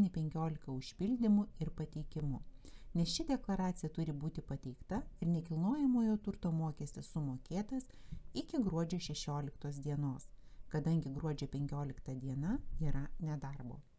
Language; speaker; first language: Lithuanian; native; Lithuanian